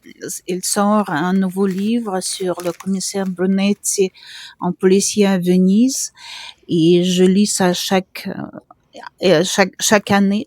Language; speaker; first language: French; non-native, fluent; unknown